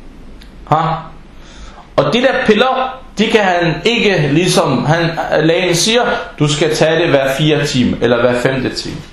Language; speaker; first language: Danish; non-native, fluent; Arabic